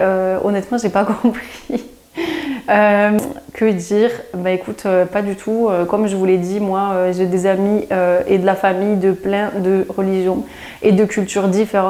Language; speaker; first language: French; native; French